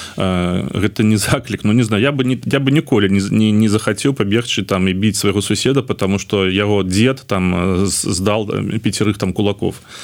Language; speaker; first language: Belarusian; non-native, local second language; Russian